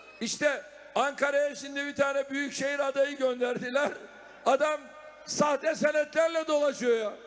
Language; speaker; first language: Turkish; native; Turkish